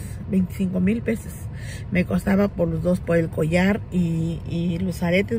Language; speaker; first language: Spanish; native; Spanish